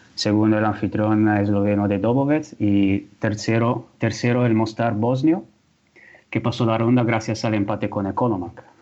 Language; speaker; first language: Spanish; non-native, fluent; Italian